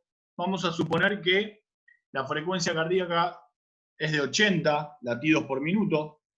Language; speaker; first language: Spanish; native; Spanish